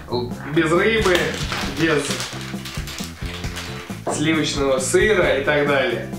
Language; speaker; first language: Russian; native; Russian